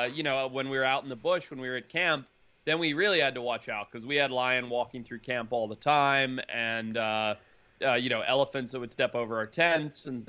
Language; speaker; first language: English; native; English